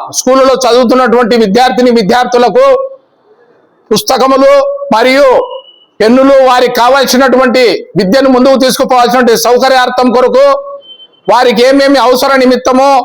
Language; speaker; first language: Telugu; native; Telugu